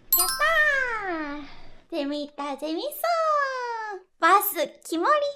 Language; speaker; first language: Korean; non-native, fluent; Japanese